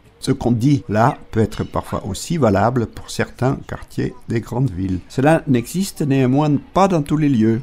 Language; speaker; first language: French; native; French